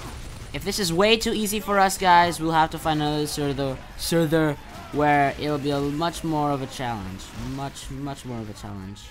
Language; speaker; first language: English; native; English